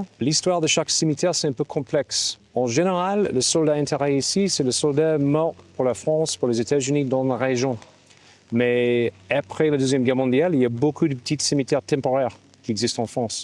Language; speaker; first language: French; non-native, fluent; English